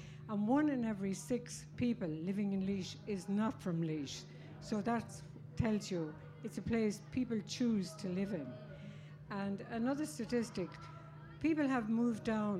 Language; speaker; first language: English; native; English